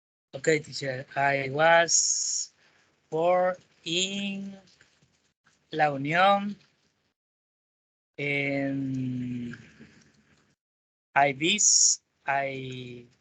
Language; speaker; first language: English; non-native, learner; Spanish